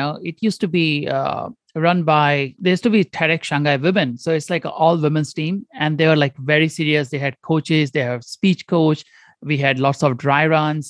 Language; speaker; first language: English; non-native, local second language; Konkani